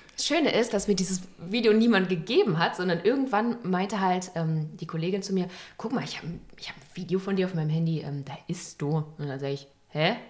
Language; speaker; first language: German; native; German